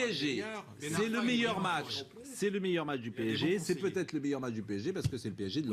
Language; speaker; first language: French; native; French